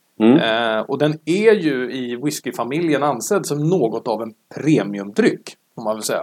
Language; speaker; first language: Swedish; native; Swedish